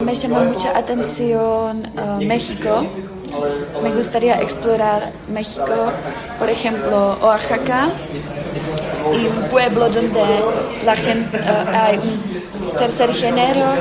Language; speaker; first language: Spanish; non-native, fluent; Czech